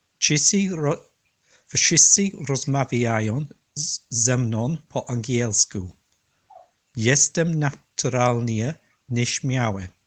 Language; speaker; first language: Polish; non-native, learner; English